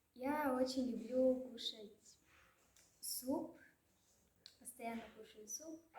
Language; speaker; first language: Russian; non-native, local second language; Yakut